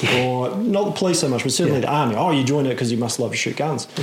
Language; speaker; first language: English; native; English